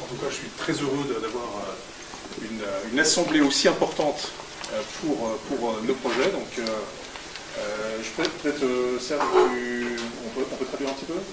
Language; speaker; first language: French; native; French